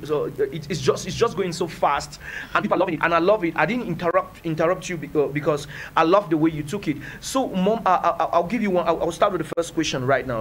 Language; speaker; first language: English; native; English